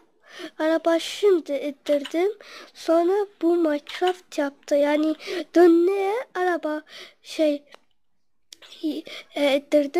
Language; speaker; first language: Turkish; non-native, learner; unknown